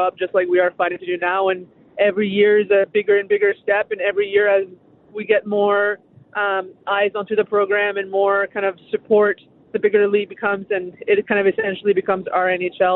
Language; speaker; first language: English; native; English